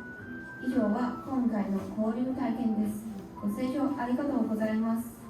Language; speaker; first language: Japanese; non-native, learner; Chinese